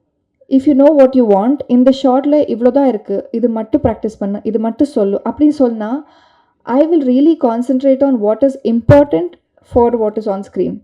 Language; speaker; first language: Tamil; non-native, learner; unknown